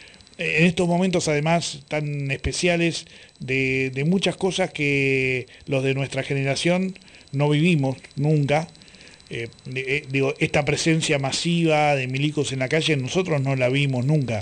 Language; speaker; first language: Spanish; native; Spanish